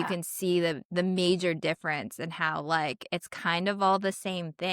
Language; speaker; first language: English; native; English